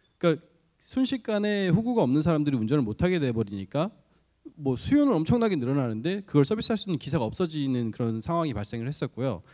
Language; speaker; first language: Korean; native; Korean